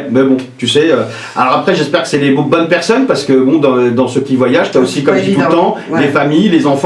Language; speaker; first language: French; native; French